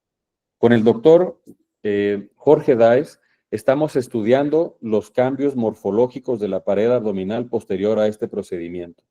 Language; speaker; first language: Spanish; native; Spanish